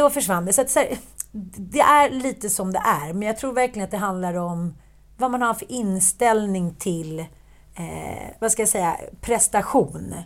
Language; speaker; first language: Swedish; native; Swedish